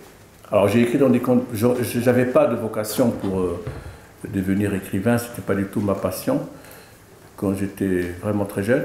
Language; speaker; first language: French; non-native, local second language; Arabic